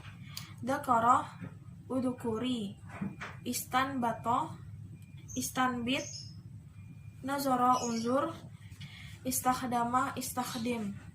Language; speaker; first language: Arabic; non-native, learner; Indonesian